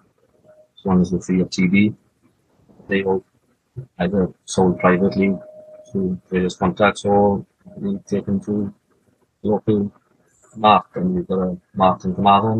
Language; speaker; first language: English; native; English